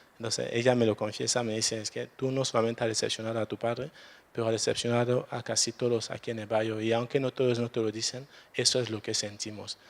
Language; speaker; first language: Spanish; non-native, fluent; French